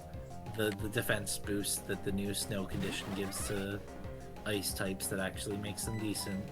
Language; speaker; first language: English; native; English